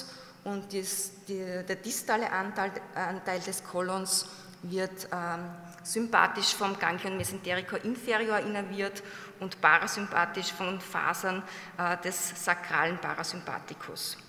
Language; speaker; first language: German; native; German